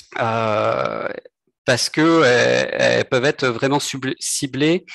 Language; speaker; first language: French; native; French